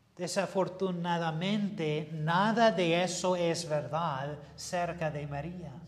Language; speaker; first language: Spanish; non-native, fluent; English